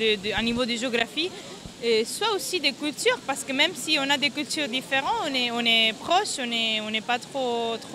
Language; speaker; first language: French; non-native, fluent; Italian